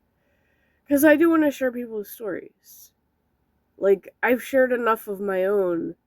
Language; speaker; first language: English; native; English